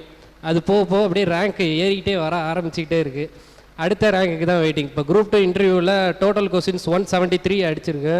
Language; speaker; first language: Tamil; native; Tamil